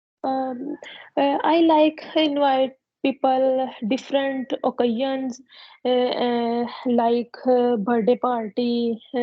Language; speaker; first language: English; non-native, learner; Punjabi